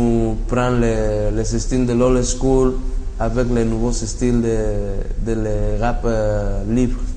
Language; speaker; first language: French; non-native, learner; Spanish